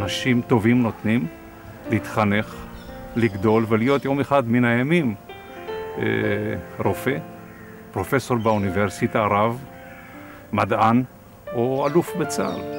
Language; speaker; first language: Hebrew; non-native, fluent; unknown